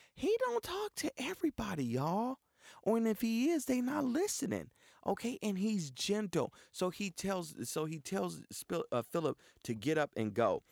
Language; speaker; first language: English; native; English